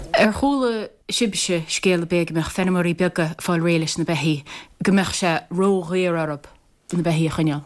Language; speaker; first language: Irish; native; Irish